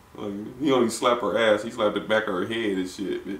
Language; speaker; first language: English; native; English